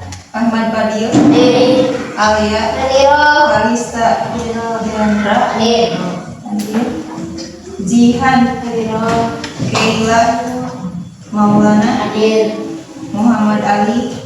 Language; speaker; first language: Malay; non-native, local second language; Sundanese